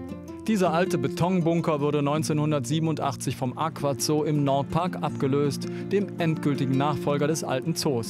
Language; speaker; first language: German; native; German